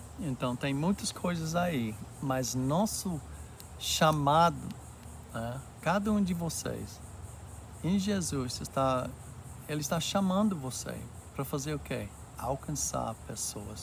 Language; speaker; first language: Portuguese; non-native, fluent; English